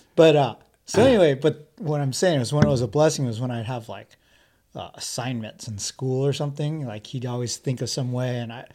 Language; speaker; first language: English; native; English